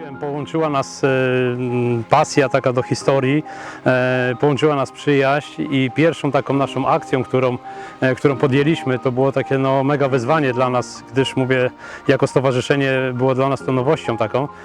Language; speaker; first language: Polish; native; Polish